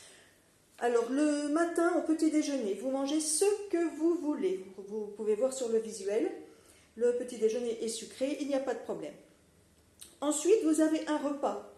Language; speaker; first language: French; native; French